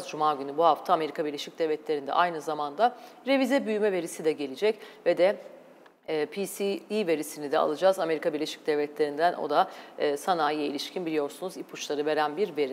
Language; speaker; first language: Turkish; native; Turkish